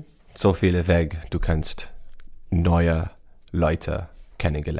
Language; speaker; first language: German; non-native, learner; English